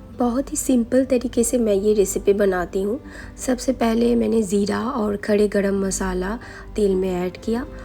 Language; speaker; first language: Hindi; non-native, local second language; Bangla